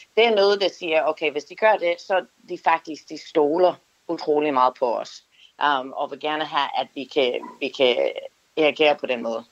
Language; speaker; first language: Danish; non-native, fluent; English